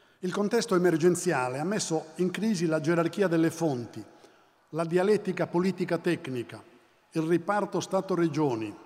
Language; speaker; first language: Italian; native; Italian